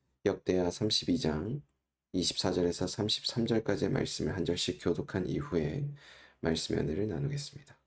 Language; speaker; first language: Korean; native; Korean